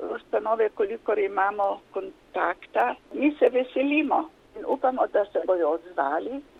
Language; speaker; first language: Slovenian; native; Slovenian